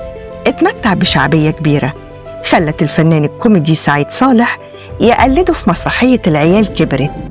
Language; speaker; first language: Arabic; native; Arabic